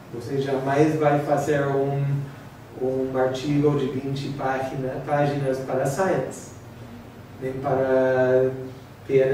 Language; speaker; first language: Portuguese; non-native, fluent; English